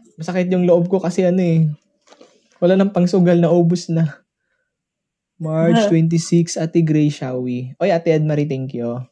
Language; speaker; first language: Filipino; non-native, local second language; Cebuano